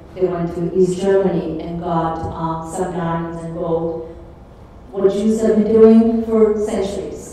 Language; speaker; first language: English; early bilingual, other home language; Czech